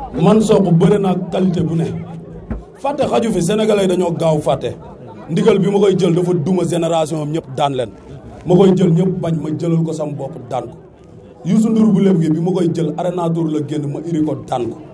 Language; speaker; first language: Wolof; non-native, local second language; Jola-Fonyi